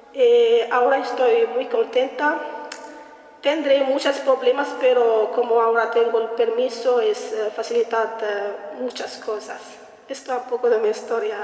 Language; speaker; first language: Spanish; non-native, learner; Arabic